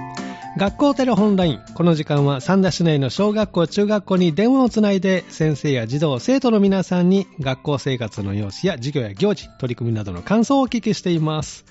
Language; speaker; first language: Japanese; native; Japanese